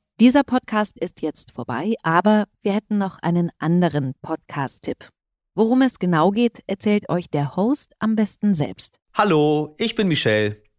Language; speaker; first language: German; native; German